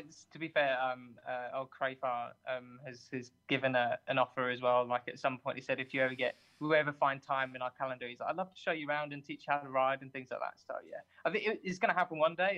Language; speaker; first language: English; native; English